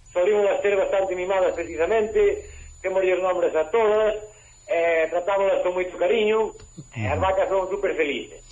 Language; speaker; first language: Galician; native; Galician